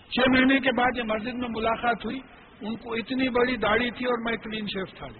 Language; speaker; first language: Urdu; native; Urdu